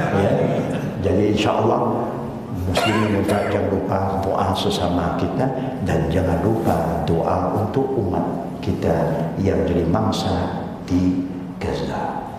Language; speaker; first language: Malay; non-native, local second language; Chinese